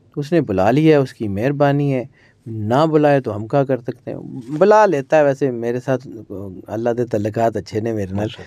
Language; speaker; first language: Urdu; non-native, local second language; Punjabi